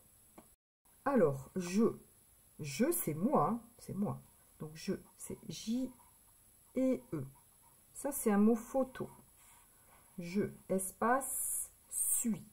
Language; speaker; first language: French; native; French